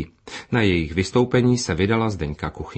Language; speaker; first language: Czech; native; Czech